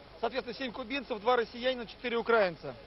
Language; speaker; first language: Russian; native; Russian